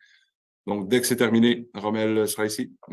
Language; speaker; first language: French; native; French